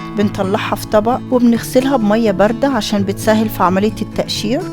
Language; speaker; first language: Arabic; native; Arabic